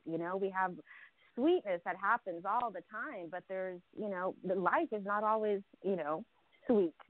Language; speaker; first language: English; early bilingual, other home language; Russian